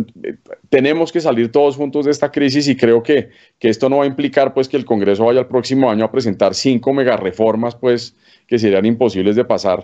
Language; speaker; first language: Spanish; native; Spanish